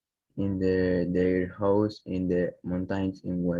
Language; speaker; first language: English; non-native, learner; Spanish